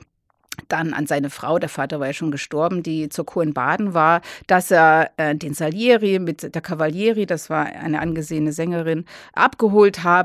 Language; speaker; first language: German; native; German